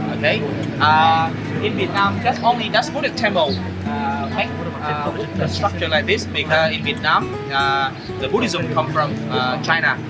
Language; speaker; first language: English; non-native, learner; Vietnamese